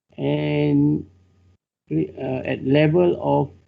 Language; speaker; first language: English; non-native, local second language; Malay